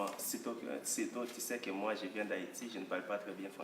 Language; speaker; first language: French; non-native, local second language; Haitian Creole